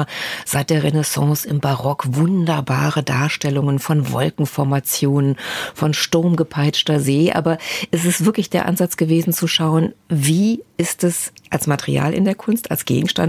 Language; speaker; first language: German; native; German